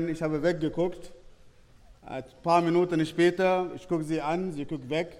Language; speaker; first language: German; non-native, fluent; Arabic